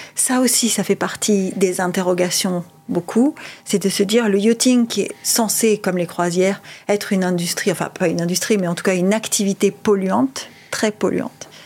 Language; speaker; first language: French; native; French